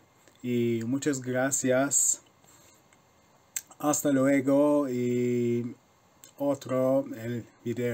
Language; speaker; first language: Spanish; non-native, learner; Turkish